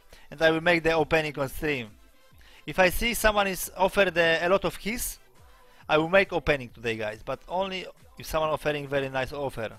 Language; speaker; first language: English; non-native, learner; Polish